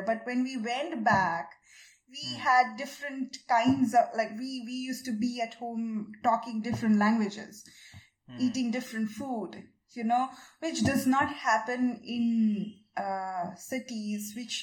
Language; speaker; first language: English; non-native, local second language; Bangla